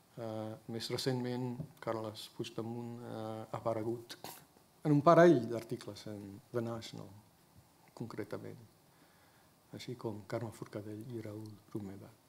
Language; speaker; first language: Catalan; non-native, fluent; English